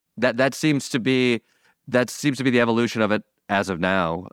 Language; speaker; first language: English; native; English